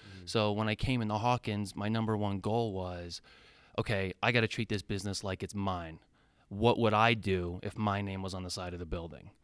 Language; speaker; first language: English; native; English